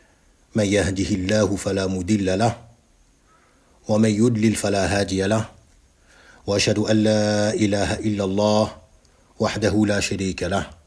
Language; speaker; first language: Arabic; non-native, fluent; French